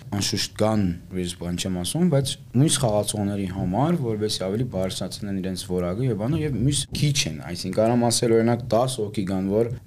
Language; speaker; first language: Armenian; early bilingual, heritage; Armenian